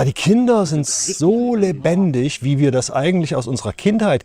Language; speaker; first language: German; native; German